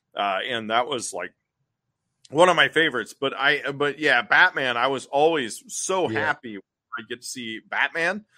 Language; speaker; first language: English; native; English